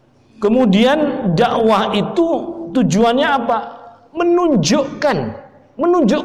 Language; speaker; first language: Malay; non-native, local second language; Javanese